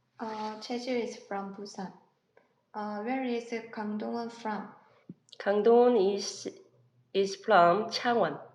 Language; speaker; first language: English; non-native, learner; Korean